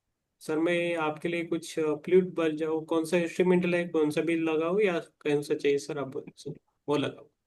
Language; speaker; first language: Hindi; native; Hindi